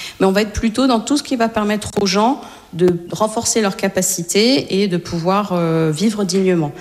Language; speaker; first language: French; native; French